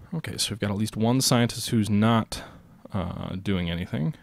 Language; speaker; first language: English; native; English